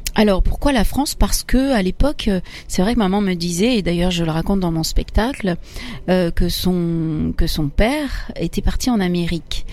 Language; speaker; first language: French; early bilingual, other home language; Italian